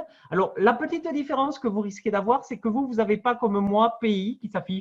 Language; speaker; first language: French; native; French